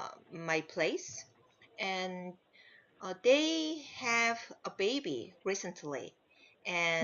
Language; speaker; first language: English; non-native, learner; Korean